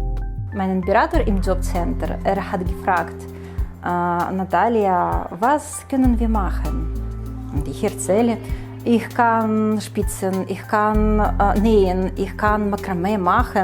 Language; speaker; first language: German; non-native, learner; Ukrainian